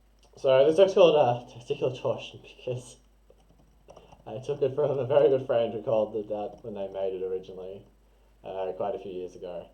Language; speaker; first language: English; native; English